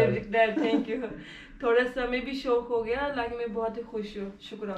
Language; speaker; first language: Hindi; non-native, fluent; Turkish